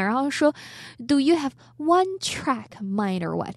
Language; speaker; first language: English; non-native, fluent; Chinese